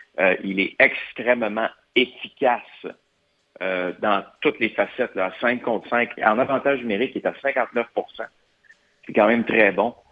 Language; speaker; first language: French; native; French